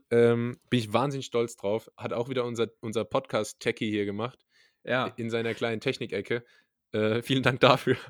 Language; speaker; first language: German; native; German